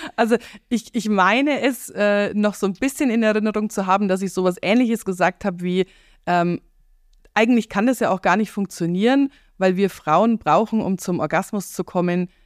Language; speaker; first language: German; native; German